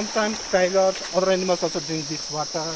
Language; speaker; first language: English; non-native, learner; Nepali